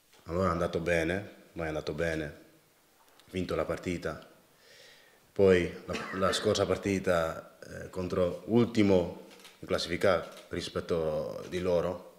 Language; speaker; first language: Italian; non-native, learner; Dutch